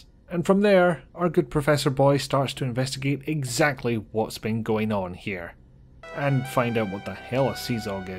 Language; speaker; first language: English; native; English